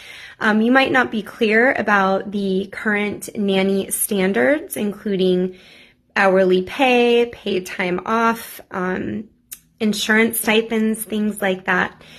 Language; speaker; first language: English; native; English